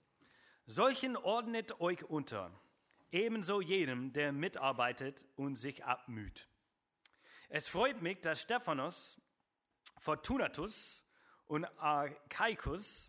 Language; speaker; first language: German; non-native, fluent; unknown